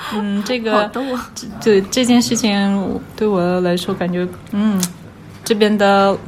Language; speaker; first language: Chinese; non-native, fluent; Russian